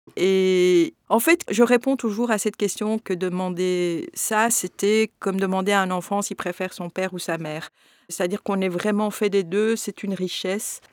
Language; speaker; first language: French; native; French